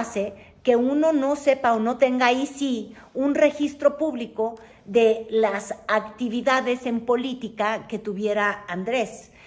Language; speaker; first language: Spanish; native; Spanish